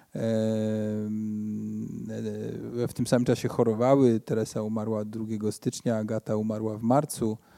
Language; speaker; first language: Polish; native; Polish